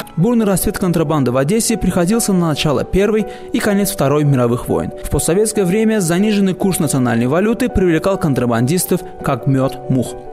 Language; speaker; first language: Russian; non-native, local second language; Azerbaijani